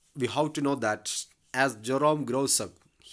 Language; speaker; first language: English; non-native, local second language; Malayalam